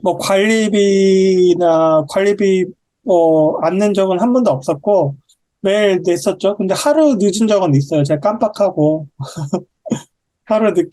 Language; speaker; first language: Korean; native; Korean